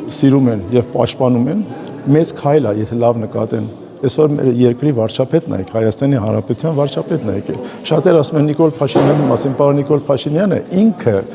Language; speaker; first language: Armenian; early bilingual, heritage; Armenian